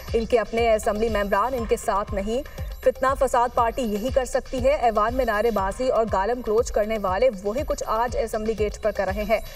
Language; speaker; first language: Urdu; native; Urdu